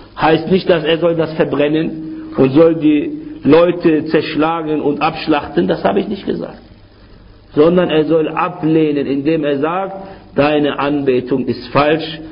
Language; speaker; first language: German; non-native, fluent; Arabic